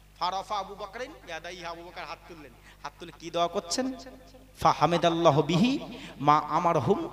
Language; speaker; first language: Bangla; native; Bangla